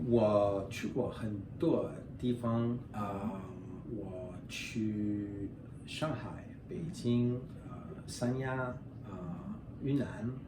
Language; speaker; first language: Chinese; non-native, learner; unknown